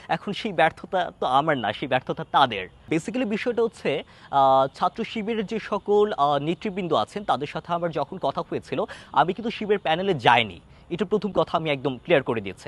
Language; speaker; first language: Bangla; non-native, local second language; Chakma